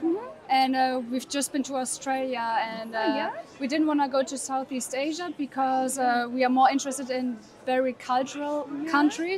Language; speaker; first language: English; non-native, fluent; German